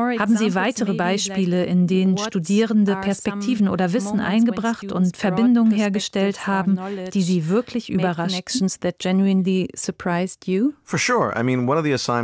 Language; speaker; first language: German; native; German